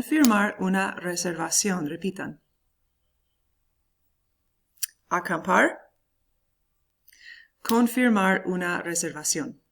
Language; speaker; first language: Spanish; non-native, fluent; English